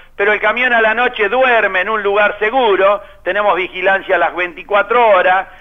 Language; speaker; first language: Spanish; native; Spanish